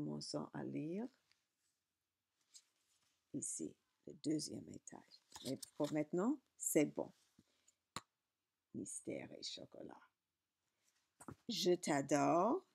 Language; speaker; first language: French; non-native, learner; English